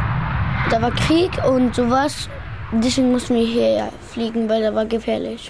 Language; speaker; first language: German; early bilingual, other home language; Pashto